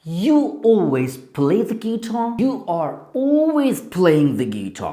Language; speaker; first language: English; non-native, fluent; Turkish